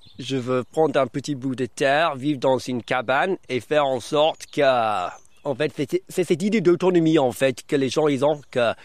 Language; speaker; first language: French; early bilingual, other home language; English